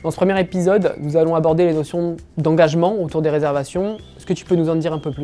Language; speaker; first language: French; native; French